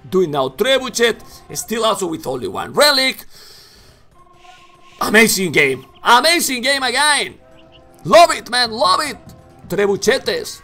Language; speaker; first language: English; non-native, fluent; Spanish